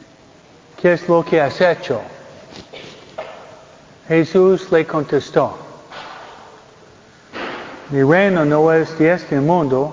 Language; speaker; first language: Spanish; non-native, fluent; English